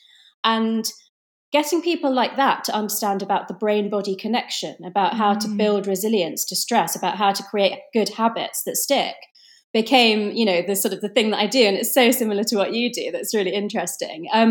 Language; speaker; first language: English; native; English